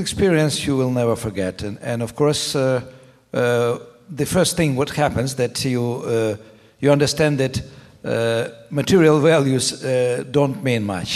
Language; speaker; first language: English; non-native, fluent; Ukrainian